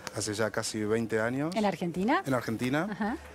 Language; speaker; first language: Spanish; native; Spanish